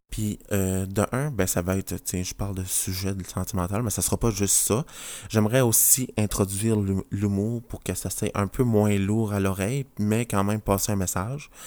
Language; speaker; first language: French; native; French